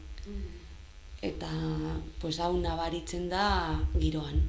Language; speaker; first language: Basque; non-native, local second language; Spanish